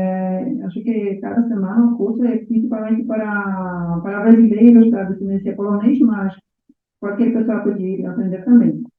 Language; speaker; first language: Portuguese; non-native, learner; Polish